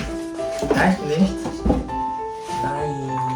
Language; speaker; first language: German; non-native, learner; Japanese